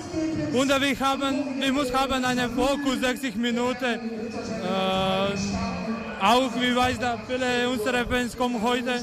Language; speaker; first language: German; non-native, learner; Croatian